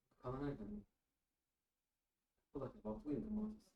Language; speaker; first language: Korean; native; Korean